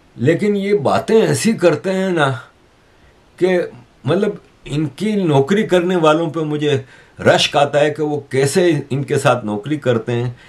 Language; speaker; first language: Urdu; native; Urdu